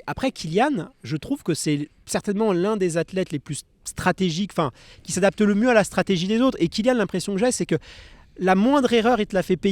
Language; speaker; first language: French; native; French